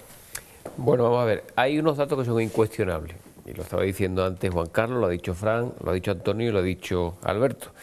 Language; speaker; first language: Spanish; native; Spanish